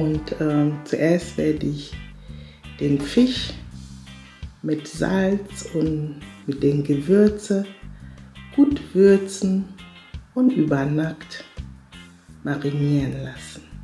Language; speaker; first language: German; non-native, fluent; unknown